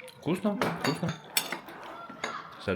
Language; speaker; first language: Russian; native; Russian